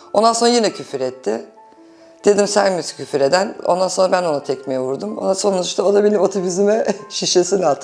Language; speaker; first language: Turkish; early bilingual, heritage; Turkish